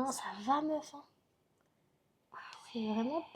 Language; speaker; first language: French; native; French